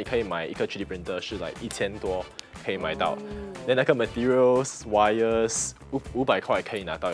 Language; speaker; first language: Chinese; non-native, local second language; English